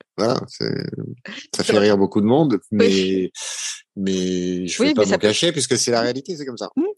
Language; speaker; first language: French; native; French